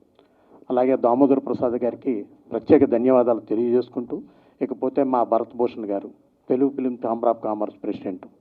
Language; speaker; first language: Telugu; native; Telugu